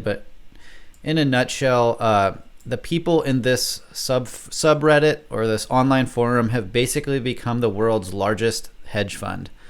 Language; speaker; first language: English; native; English